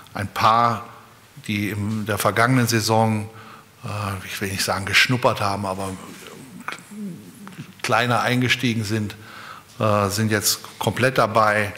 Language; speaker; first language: German; native; German